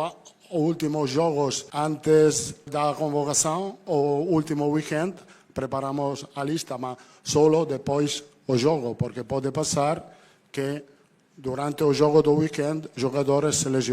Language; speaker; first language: Portuguese; non-native, learner; Italian